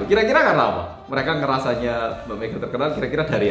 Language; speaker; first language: Indonesian; native; Indonesian